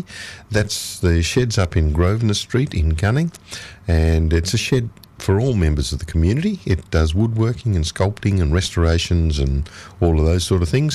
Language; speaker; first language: English; native; English